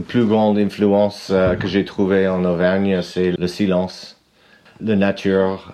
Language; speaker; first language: French; non-native, fluent; English